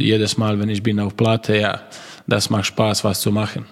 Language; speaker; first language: German; non-native, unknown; Croatian